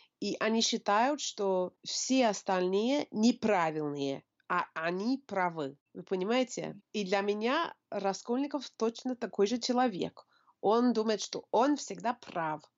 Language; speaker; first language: Russian; non-native, fluent; English